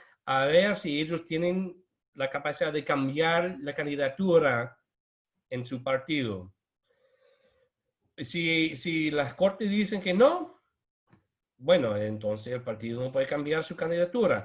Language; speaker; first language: Spanish; non-native, fluent; English